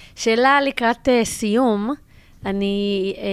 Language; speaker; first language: Hebrew; native; Hebrew